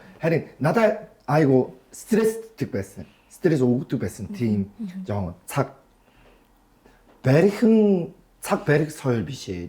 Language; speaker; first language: Mongolian; non-native, fluent; Korean